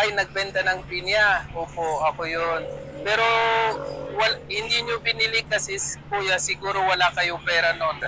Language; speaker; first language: Filipino; non-native, learner; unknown